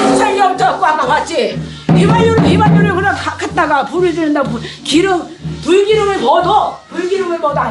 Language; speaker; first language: Korean; native; Korean